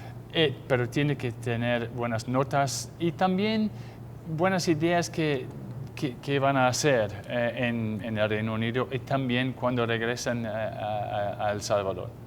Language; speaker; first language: Spanish; non-native, fluent; English